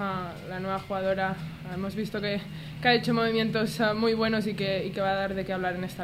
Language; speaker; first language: Spanish; native; Spanish